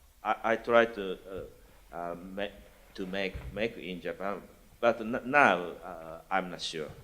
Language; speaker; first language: English; non-native, learner; Japanese